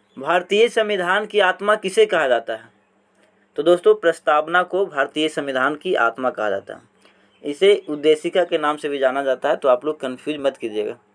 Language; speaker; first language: Hindi; native; Hindi